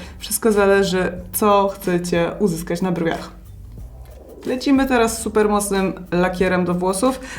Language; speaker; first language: Polish; native; Polish